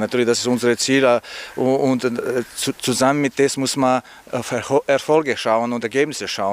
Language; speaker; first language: German; non-native, learner; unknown